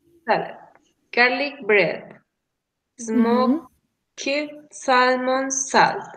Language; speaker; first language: English; non-native, learner; Spanish